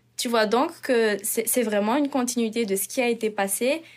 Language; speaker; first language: French; non-native, local second language; Malagasy